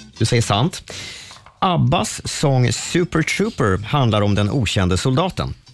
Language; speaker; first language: Swedish; native; Swedish